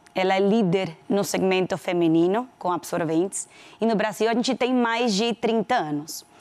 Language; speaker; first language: Portuguese; non-native, fluent; Spanish